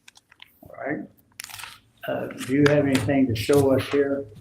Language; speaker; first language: English; native; English